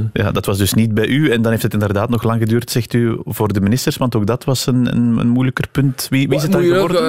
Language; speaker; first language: Dutch; native; Dutch